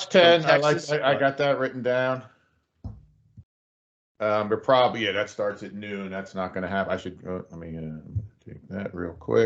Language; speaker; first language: English; native; English